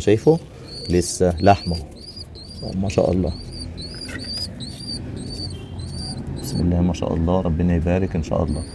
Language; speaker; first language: Arabic; native; Arabic